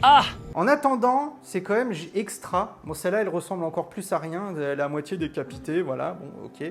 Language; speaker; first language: French; native; French